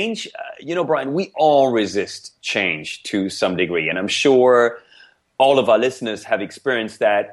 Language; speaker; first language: English; non-native, fluent; German